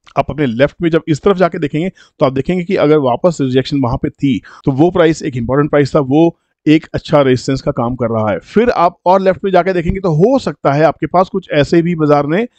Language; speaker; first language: Hindi; native; Hindi